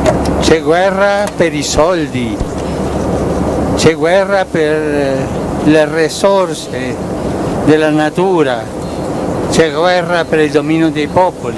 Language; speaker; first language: Italian; non-native, fluent; Spanish